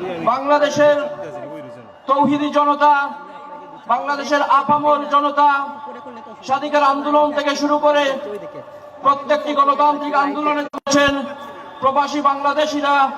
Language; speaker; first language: Bangla; native; Bangla